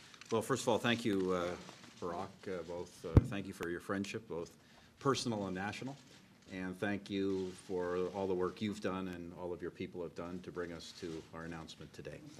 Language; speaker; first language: English; native; English